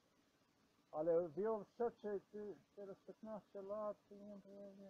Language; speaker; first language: Polish; non-native, learner; Croatian